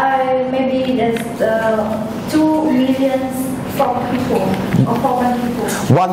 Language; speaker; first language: English; non-native, learner; Vietnamese